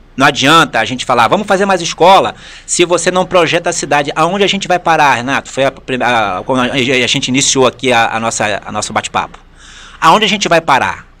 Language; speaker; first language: Portuguese; native; Portuguese